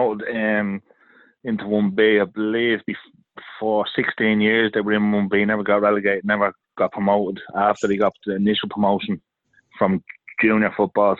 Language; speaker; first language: English; native; English